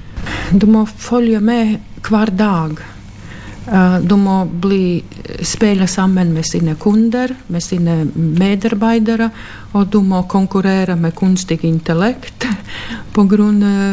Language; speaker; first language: Norwegian; non-native, fluent; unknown